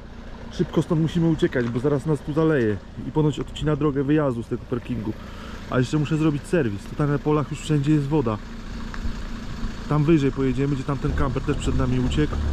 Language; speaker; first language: Polish; native; Polish